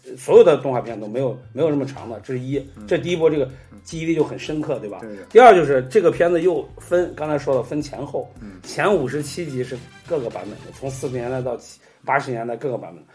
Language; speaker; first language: Chinese; native; Chinese